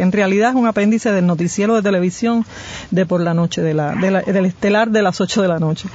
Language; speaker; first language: Spanish; native; Spanish